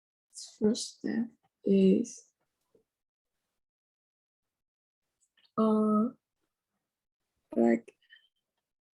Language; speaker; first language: English; non-native, learner; Vietnamese